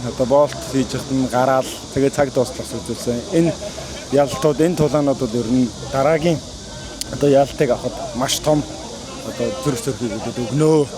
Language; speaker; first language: Mongolian; native; Mongolian